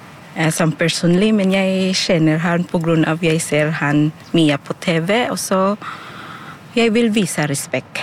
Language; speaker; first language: Norwegian; non-native, learner; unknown